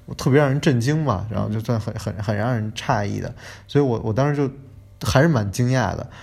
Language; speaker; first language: Chinese; native; Chinese